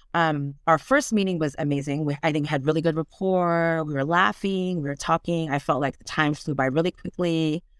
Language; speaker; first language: English; native; English